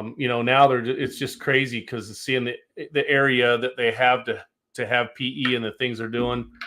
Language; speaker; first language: English; native; English